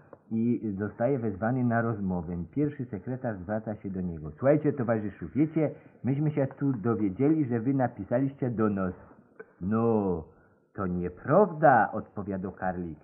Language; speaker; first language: Polish; native; Polish